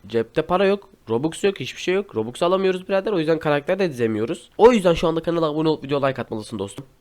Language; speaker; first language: Turkish; native; Turkish